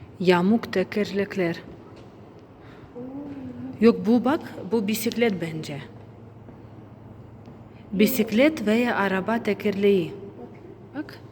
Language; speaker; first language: Turkish; non-native, learner; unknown